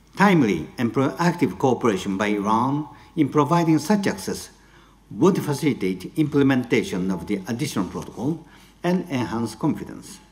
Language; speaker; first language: English; non-native, fluent; Japanese